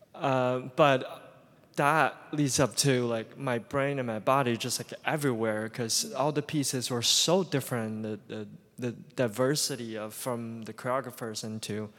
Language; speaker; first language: English; non-native, fluent; Chinese